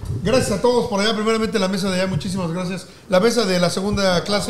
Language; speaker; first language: Spanish; native; Spanish